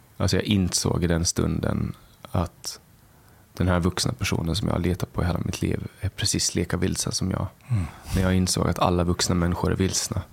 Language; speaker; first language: Swedish; native; Swedish